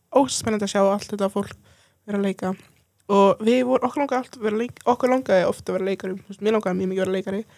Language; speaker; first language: Icelandic; native; Icelandic